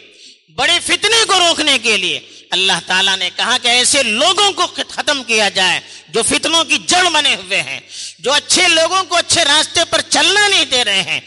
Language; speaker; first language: Urdu; native; Urdu